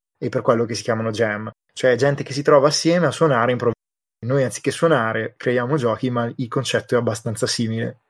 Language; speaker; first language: Italian; native; Italian